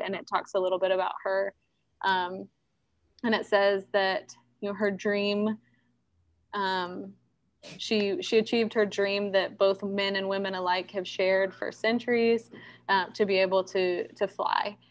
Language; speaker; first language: English; native; English